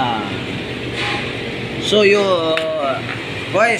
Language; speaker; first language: English; non-native, learner; Filipino